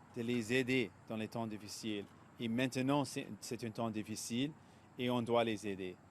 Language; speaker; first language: French; non-native, local second language; English